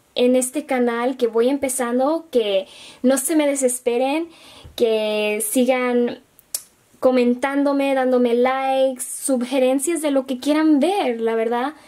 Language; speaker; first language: Spanish; early bilingual, heritage; Spanish